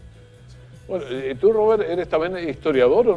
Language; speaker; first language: Spanish; native; Spanish